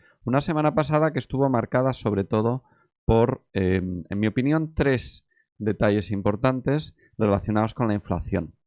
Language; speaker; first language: Spanish; native; Spanish